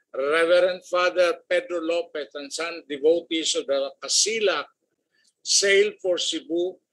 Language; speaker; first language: English; non-native, local second language; Filipino